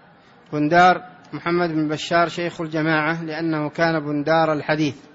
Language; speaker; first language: Arabic; native; Arabic